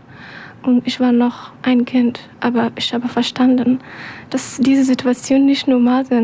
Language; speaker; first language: German; non-native, learner; Persian